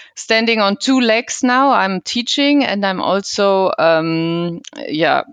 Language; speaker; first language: English; non-native, fluent; German